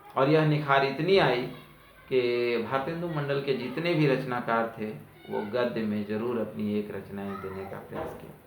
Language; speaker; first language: Hindi; native; Hindi